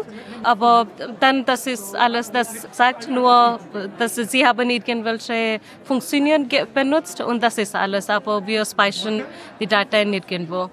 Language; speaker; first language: German; non-native, learner; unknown